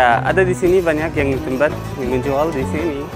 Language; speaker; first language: Indonesian; non-native, learner; Arabic